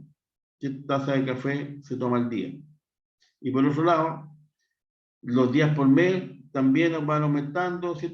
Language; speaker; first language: Spanish; native; Spanish